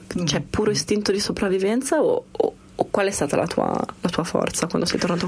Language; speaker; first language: Italian; native; Italian